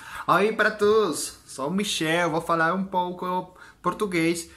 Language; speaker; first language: Portuguese; non-native, learner; French